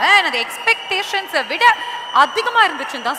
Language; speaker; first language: Tamil; native; Tamil